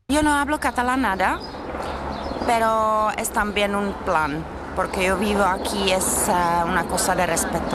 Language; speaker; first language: Spanish; non-native, learner; Czech